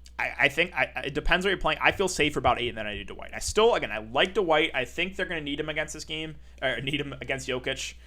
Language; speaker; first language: English; native; English